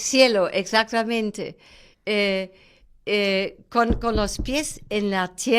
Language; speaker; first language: Spanish; non-native, fluent; German